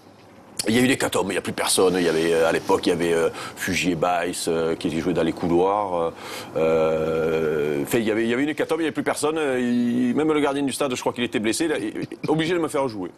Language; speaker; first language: French; native; French